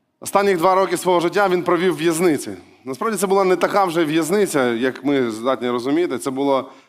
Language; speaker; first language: Ukrainian; non-native, local second language; Russian